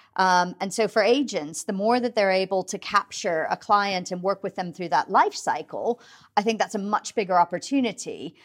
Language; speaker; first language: English; native; English